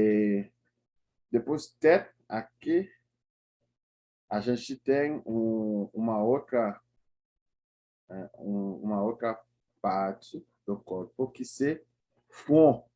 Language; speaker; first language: Portuguese; non-native, fluent; Haitian Creole